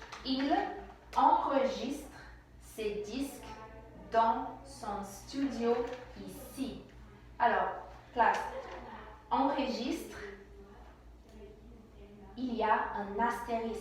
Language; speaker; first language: French; non-native, fluent; English